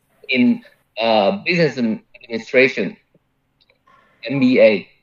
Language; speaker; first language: English; non-native, fluent; Chinese